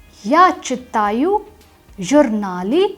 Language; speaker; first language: Russian; non-native, fluent; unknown